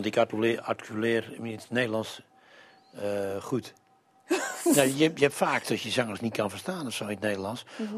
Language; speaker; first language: Dutch; native; Dutch